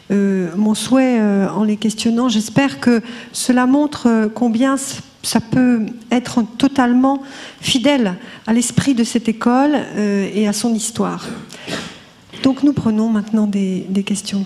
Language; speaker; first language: French; native; French